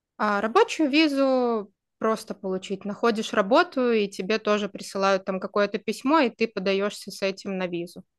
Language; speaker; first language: Russian; native; Russian